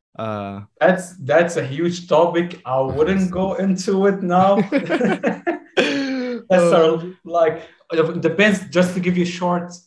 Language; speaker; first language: English; non-native, fluent; Arabic